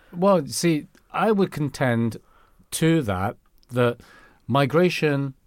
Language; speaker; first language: English; non-native, local second language; Cantonese